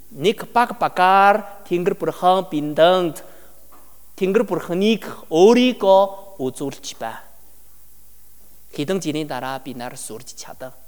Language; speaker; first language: Mongolian; non-native, learner; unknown